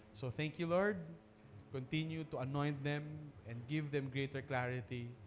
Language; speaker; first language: English; non-native, local second language; Filipino